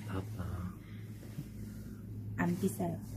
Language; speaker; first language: Korean; non-native, fluent; Vietnamese